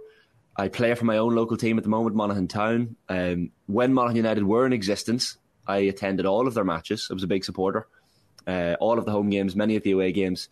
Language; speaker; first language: English; native; English